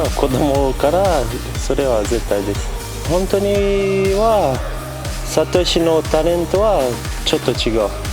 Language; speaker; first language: Japanese; non-native, learner; Portuguese